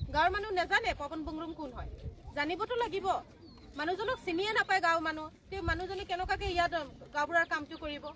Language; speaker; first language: Assamese; non-native, local second language; Karbi